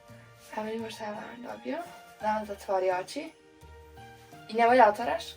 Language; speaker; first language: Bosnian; early bilingual, heritage; Serbian